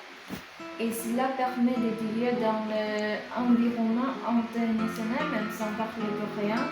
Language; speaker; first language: French; non-native, fluent; Korean